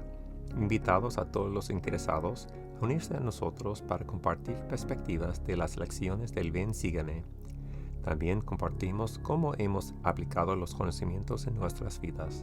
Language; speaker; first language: Spanish; non-native, fluent; English